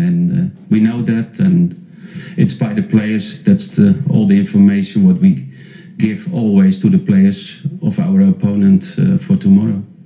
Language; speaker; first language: English; non-native, fluent; Dutch